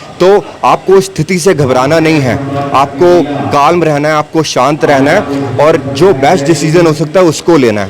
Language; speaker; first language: Hindi; native; Hindi